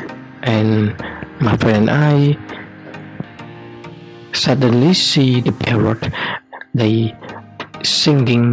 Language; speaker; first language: English; non-native, learner; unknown